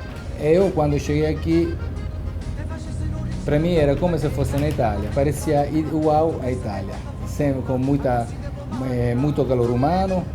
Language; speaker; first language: Portuguese; non-native, fluent; Italian